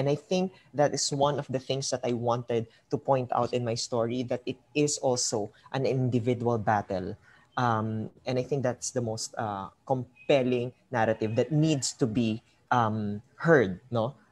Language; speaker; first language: English; non-native, local second language; Filipino